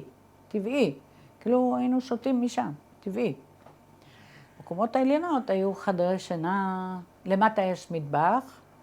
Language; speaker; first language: Hebrew; early bilingual, other home language; Arabic